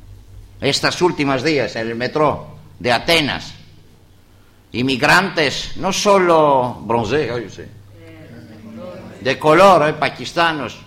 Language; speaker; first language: Spanish; non-native, learner; Greek